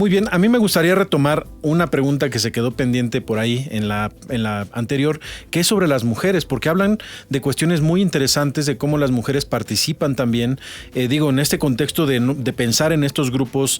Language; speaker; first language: Spanish; native; Spanish